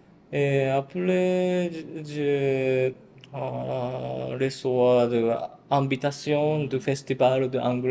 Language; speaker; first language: French; non-native, learner; Japanese